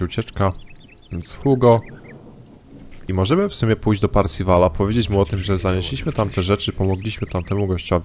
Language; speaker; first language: Polish; native; Polish